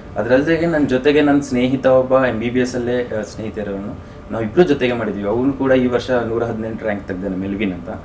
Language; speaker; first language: Kannada; native; Kannada